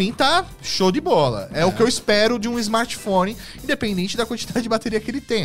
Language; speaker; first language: Portuguese; native; Portuguese